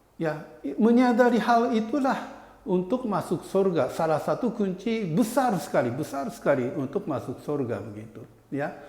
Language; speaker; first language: Indonesian; non-native, fluent; Japanese